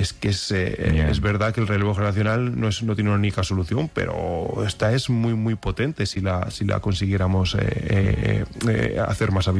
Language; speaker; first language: Spanish; native; Spanish